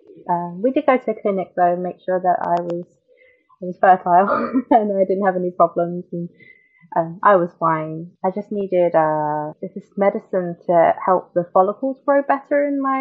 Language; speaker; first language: English; native; English